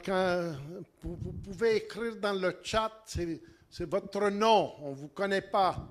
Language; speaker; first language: French; native; French